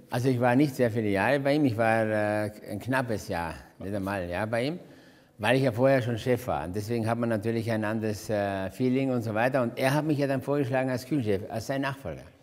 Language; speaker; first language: German; native; German